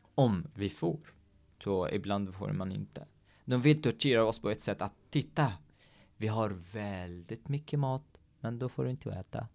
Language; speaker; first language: Swedish; non-native, fluent; Arabic